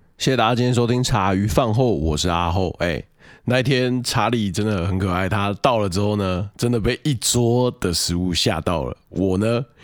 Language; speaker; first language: Chinese; native; Chinese